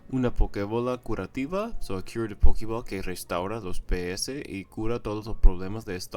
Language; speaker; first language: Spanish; non-native, fluent; English